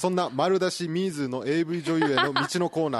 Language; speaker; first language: Japanese; native; Japanese